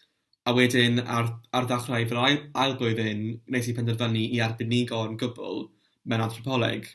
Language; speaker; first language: Welsh; non-native, local second language; English